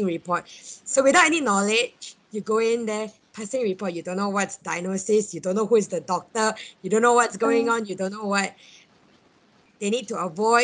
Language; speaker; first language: English; non-native, local second language; Cantonese